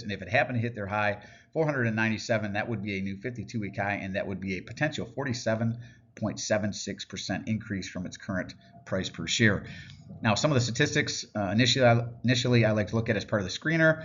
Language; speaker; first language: English; native; English